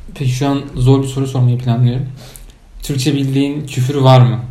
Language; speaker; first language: Turkish; native; Turkish